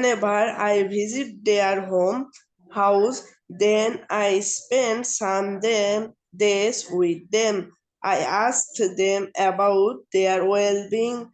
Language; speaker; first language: English; non-native, learner; Bangla